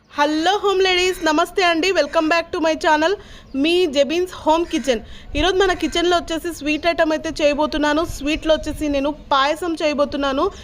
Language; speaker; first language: Telugu; non-native, local second language; Urdu